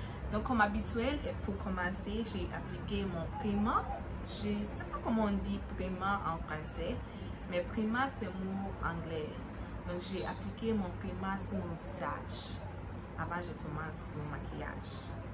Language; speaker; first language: French; non-native, learner; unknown